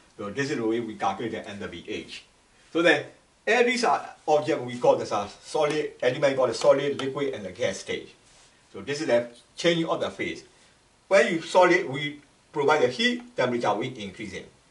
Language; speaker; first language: English; non-native, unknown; Burmese